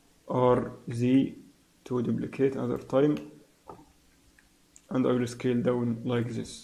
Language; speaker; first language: English; non-native, fluent; Arabic